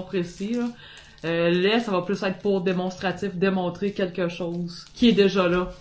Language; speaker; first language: French; native; French